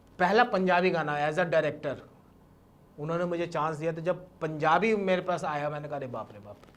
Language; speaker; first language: Hindi; non-native, local second language; Bangla